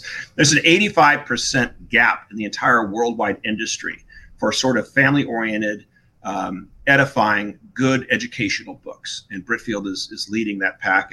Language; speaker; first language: English; native; English